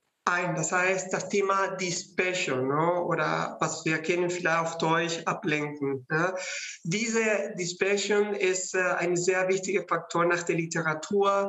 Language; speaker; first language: German; non-native, fluent; Spanish